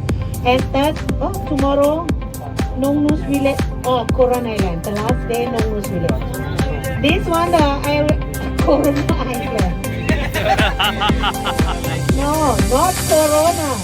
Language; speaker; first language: English; non-native, learner; Thai